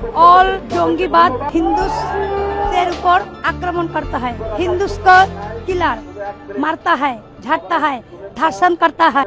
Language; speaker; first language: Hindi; non-native, learner; Bangla